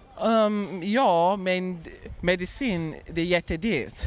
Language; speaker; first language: Swedish; non-native, learner; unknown